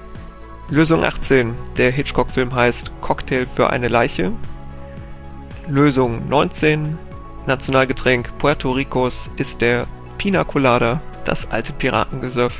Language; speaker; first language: German; native; German